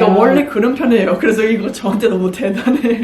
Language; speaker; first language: Korean; early bilingual, heritage; English